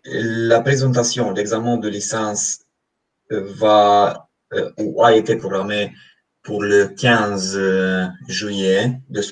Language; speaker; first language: French; non-native, fluent; Romanian